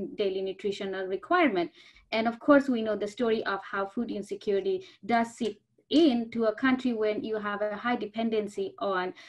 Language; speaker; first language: English; non-native, local second language; Bangla